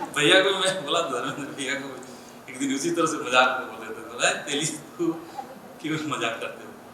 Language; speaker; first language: Hindi; non-native, local second language; Assamese